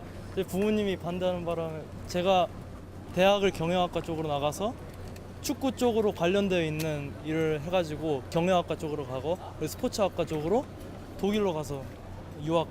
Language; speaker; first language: Korean; early bilingual, heritage; Korean